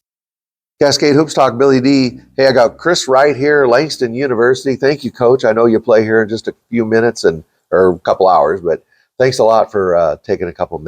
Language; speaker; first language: English; native; English